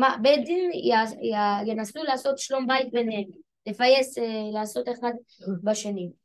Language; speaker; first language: Hebrew; early bilingual, other home language; French